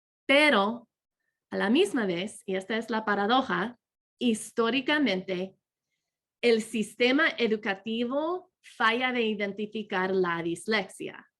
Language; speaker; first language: Spanish; non-native, fluent; English